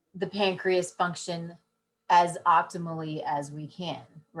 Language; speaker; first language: English; native; English